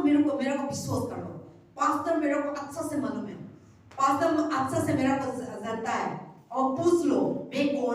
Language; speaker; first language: Hindi; non-native, local second language; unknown